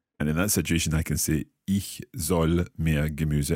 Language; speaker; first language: German; non-native, learner; English